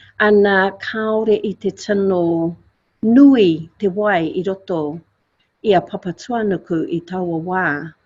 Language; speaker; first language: Māori; non-native, local second language; English